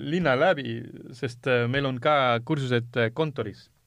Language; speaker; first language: Estonian; non-native, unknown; Spanish